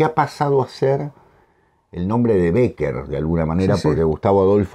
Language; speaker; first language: Spanish; native; Spanish